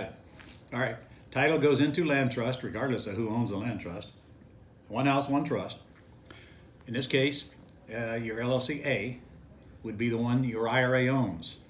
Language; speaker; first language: English; native; English